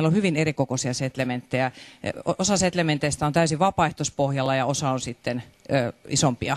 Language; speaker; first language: Finnish; native; Finnish